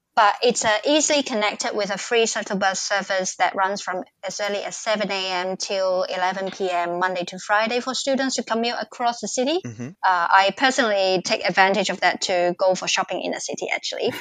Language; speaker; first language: English; non-native, local second language; Cantonese